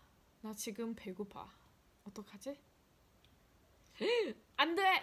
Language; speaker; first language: Korean; non-native, learner; English